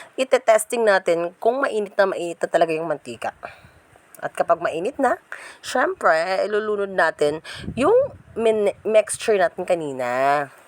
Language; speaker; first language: Filipino; non-native, local second language; Cebuano